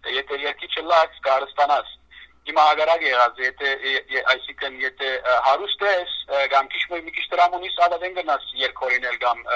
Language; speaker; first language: Armenian; native; Armenian